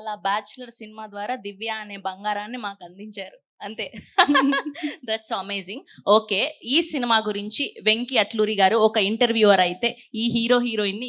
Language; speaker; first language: Telugu; native; Telugu